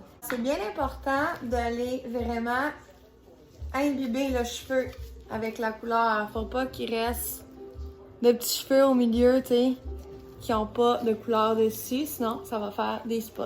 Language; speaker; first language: French; native; French